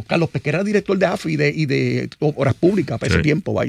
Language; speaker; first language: Spanish; native; Spanish